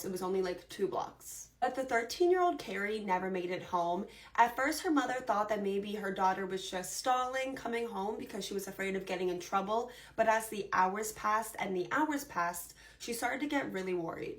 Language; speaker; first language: English; native; English